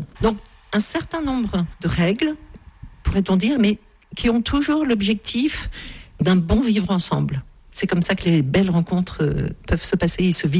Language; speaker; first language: French; native; French